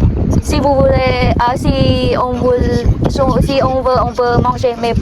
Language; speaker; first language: French; non-native, learner; Vietnamese